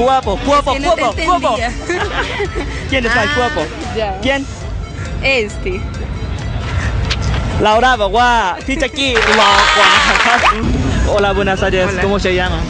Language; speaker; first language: Spanish; non-native, learner; Thai